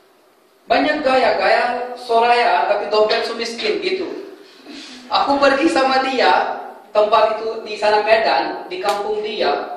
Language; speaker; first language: Indonesian; non-native, fluent; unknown